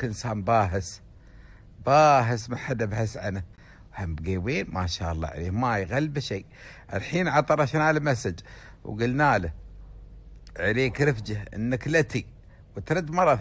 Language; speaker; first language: Arabic; native; Arabic